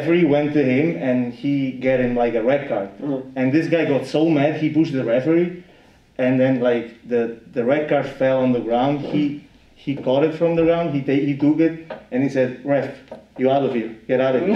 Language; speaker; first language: English; non-native, fluent; Italian